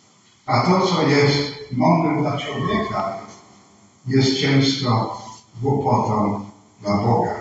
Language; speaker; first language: Polish; non-native, fluent; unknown